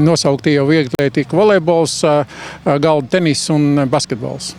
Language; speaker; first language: Latvian; native; Latvian